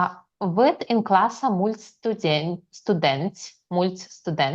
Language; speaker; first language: Romanian; non-native, learner; Russian